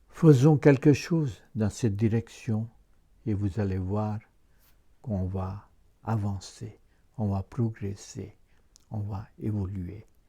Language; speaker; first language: French; non-native, fluent; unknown